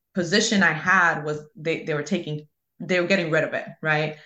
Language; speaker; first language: English; early bilingual, other home language; Spanish